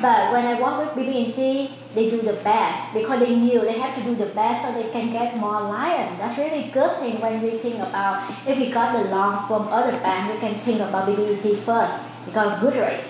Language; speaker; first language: English; non-native, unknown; Vietnamese